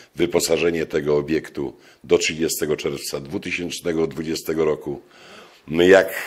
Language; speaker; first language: Polish; native; Polish